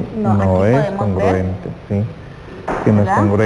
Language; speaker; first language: Spanish; native; Spanish